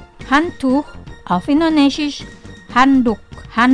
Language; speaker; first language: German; non-native, fluent; Indonesian